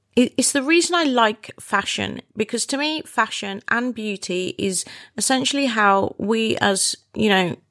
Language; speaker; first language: English; native; English